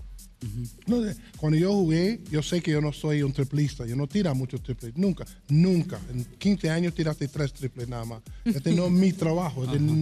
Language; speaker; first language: Spanish; non-native, learner; English